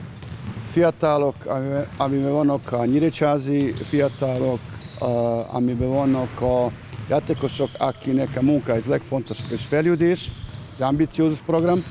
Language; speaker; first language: Hungarian; non-native, fluent; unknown